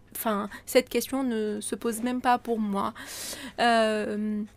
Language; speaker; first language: French; non-native, local second language; Arabic